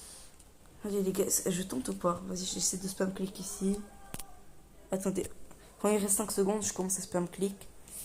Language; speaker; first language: French; native; French